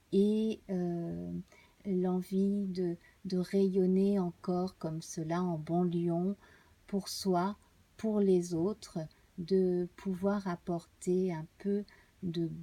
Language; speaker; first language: French; native; French